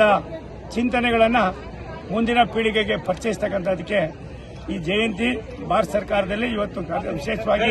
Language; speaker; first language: Kannada; native; Kannada